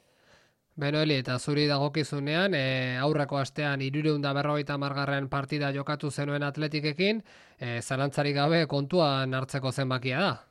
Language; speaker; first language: Basque; native; Basque